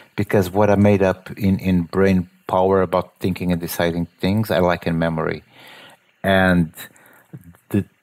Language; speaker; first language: English; non-native, fluent; Portuguese